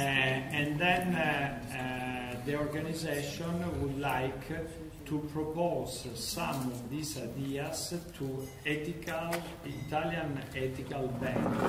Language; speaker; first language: English; non-native, learner; Italian